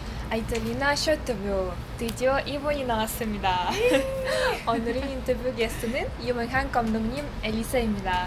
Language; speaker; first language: Korean; non-native, learner; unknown